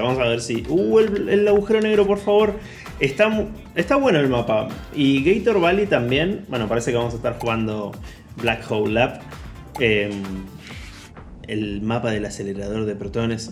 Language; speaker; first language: Spanish; native; Spanish